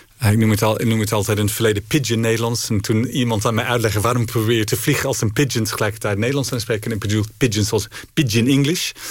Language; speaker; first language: Dutch; non-native, fluent; English